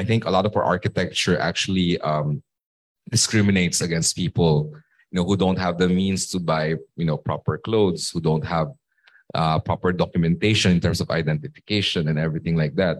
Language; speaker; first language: English; non-native, local second language; Filipino